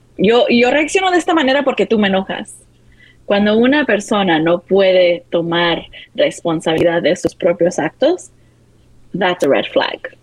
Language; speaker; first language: Spanish; early bilingual, heritage; Spanish